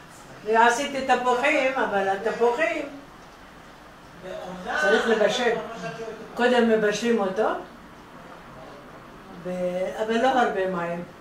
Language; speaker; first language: Hebrew; non-native, fluent; Arabic